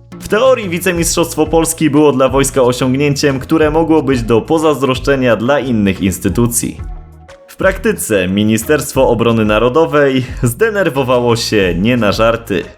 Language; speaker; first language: Polish; native; Polish